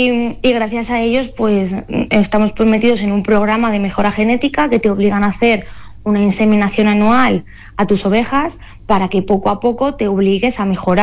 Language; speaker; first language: Spanish; native; Spanish